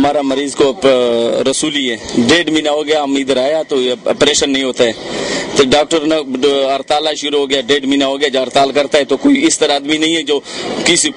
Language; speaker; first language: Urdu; non-native, local second language; Pashto